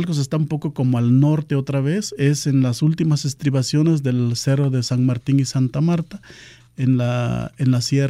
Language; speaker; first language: Spanish; non-native, local second language; Nahuatl languages